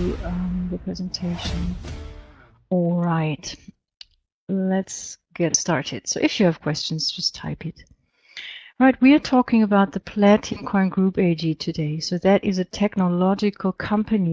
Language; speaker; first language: English; non-native, fluent; German